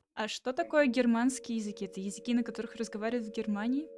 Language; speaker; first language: Russian; native; Russian